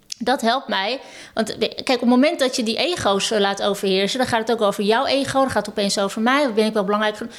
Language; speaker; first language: Dutch; early bilingual, other home language; Turkish